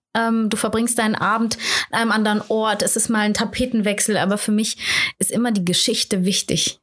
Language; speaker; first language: German; native; German